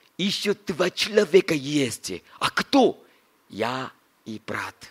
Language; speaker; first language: Russian; non-native, learner; Korean